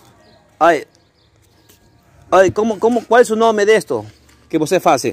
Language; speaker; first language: Portuguese; non-native, learner; Spanish